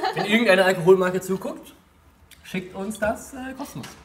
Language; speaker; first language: German; native; German